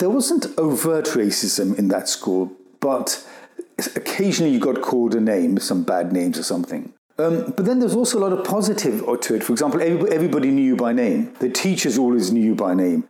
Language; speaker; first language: English; early bilingual, other home language; Gujarati